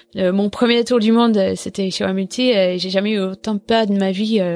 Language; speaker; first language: French; non-native, fluent; English